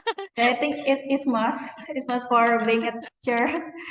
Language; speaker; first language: English; non-native, learner; Indonesian